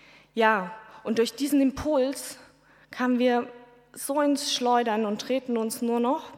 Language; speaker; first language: German; native; German